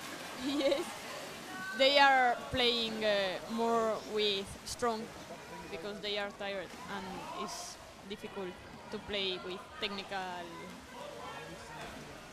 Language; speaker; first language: English; non-native, learner; Spanish